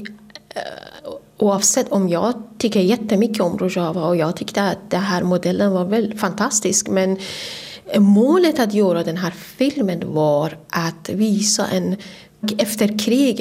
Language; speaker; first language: Swedish; non-native, fluent; Persian